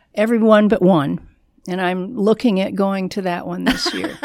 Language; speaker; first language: English; native; English